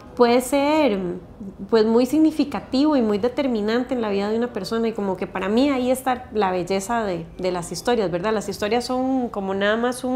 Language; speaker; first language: Spanish; native; Spanish